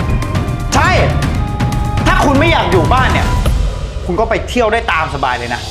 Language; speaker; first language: Thai; native; Thai